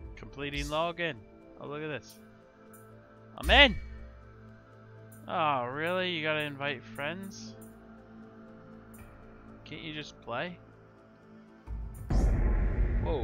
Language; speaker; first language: English; native; English